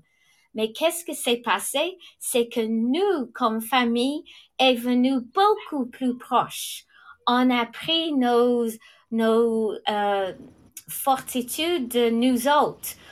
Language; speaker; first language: French; non-native, fluent; English